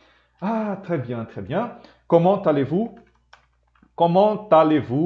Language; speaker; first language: French; non-native, fluent; Portuguese